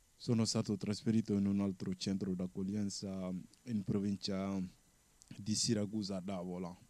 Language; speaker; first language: Italian; non-native, fluent; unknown